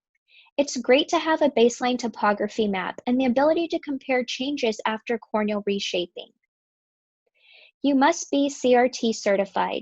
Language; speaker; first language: English; native; English